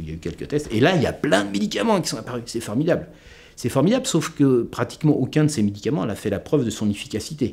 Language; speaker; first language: French; native; French